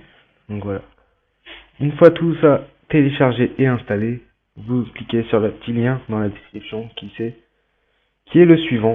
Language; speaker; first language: French; native; French